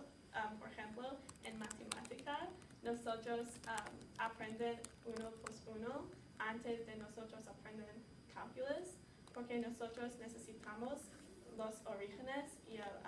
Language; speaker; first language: Spanish; non-native, learner; English